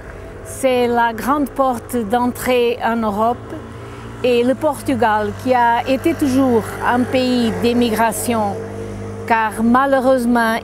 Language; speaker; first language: French; non-native, fluent; Portuguese